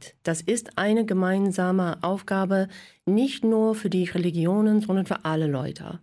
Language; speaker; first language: German; non-native, fluent; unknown